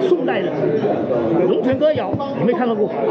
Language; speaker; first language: Chinese; native; Chinese